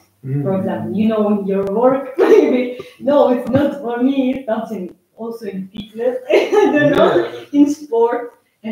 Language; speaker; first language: English; non-native, learner; Russian